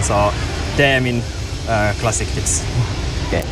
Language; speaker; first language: Swedish; non-native, learner; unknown